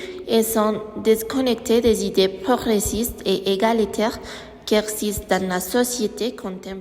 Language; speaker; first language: French; non-native, learner; Spanish